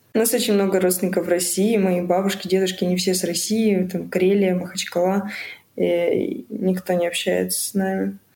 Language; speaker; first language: Russian; native; Russian